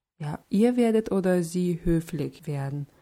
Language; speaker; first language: German; non-native, fluent; Russian